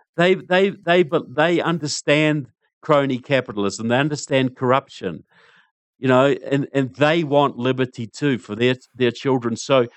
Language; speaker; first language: English; native; English